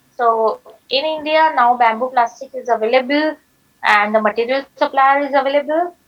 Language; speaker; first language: English; non-native, local second language; Marathi